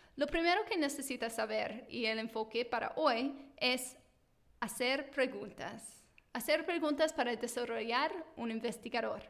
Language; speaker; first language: Spanish; non-native, fluent; English